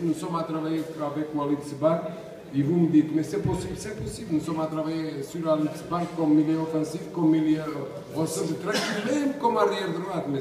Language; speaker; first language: French; non-native, learner; Portuguese